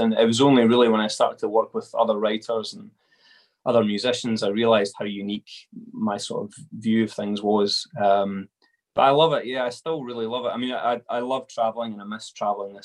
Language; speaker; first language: English; native; English